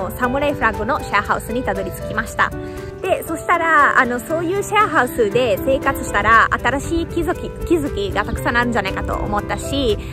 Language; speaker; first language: Japanese; non-native, fluent; Italian